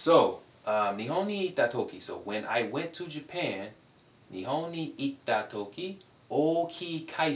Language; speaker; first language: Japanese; non-native, fluent; English